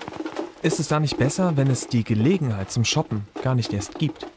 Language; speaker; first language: German; native; German